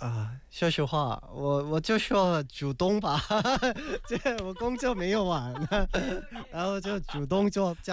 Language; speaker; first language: Chinese; non-native, fluent; Korean